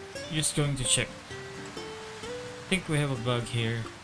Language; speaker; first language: English; non-native, local second language; Filipino